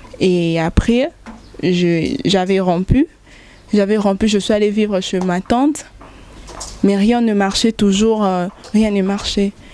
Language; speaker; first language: French; non-native, local second language; Lingala